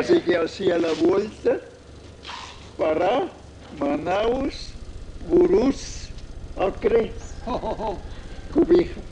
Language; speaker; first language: Spanish; non-native, fluent; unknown